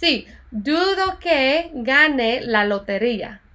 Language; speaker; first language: Spanish; non-native, fluent; English